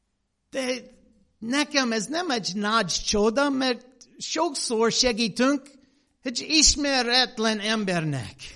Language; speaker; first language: Hungarian; non-native, fluent; English